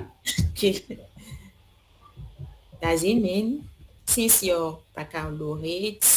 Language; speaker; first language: English; non-native, learner; French